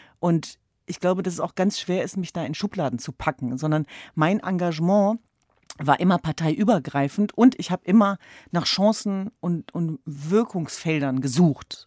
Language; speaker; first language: German; early bilingual, other home language; Kurdish